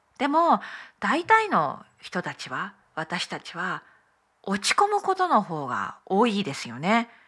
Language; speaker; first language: Japanese; native; Japanese